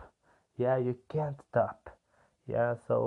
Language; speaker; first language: English; non-native, learner; Portuguese